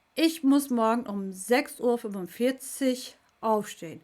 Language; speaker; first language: German; non-native, fluent; Turkish